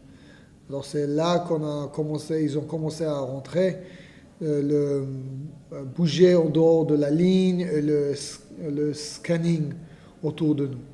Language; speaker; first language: French; non-native, fluent; Hebrew